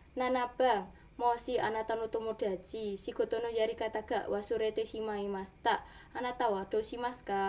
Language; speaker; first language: Japanese; non-native, learner; Indonesian